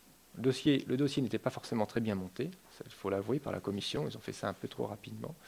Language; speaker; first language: French; native; French